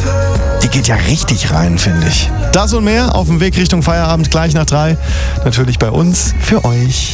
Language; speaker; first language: German; native; German